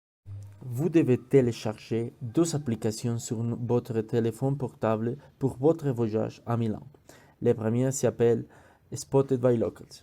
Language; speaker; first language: French; non-native, learner; Spanish